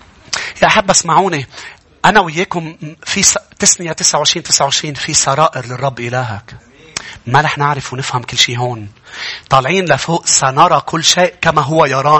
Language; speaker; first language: Arabic; native; Arabic